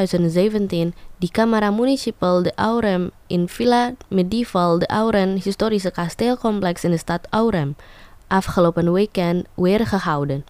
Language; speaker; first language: Dutch; non-native, fluent; Indonesian